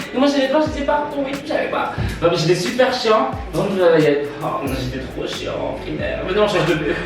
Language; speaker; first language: French; native; French